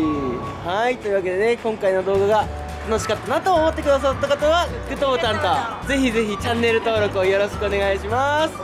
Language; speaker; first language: Japanese; native; Japanese